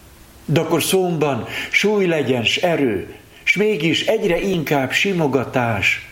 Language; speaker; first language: Hungarian; native; Hungarian